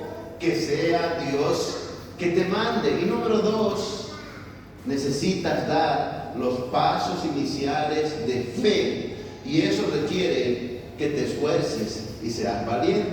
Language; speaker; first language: Spanish; native; Spanish